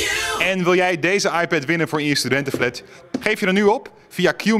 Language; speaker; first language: Dutch; native; Dutch